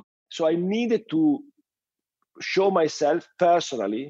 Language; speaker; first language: English; non-native, fluent; Italian